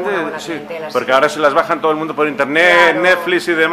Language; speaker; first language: Spanish; native; Spanish